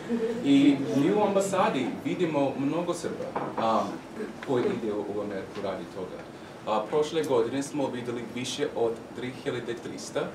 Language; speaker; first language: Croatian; non-native, learner; English